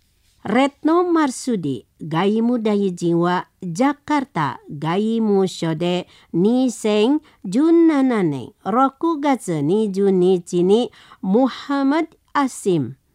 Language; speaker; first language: Japanese; non-native, learner; Indonesian